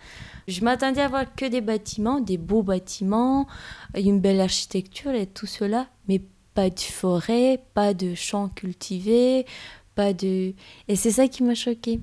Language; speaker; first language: French; non-native, fluent; Romanian